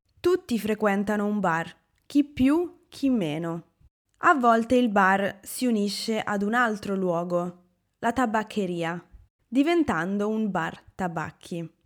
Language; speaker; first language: Italian; native; Italian